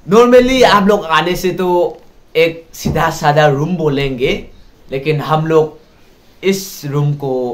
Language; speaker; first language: Hindi; non-native, local second language; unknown